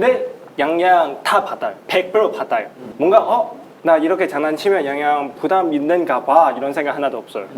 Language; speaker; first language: Korean; non-native, local second language; Chinese